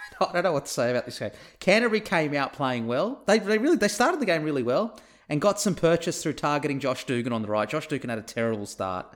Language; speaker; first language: English; early bilingual, other home language; Turkish